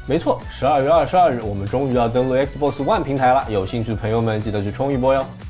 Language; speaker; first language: Chinese; native; Chinese